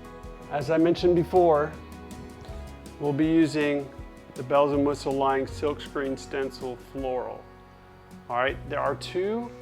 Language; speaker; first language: English; native; English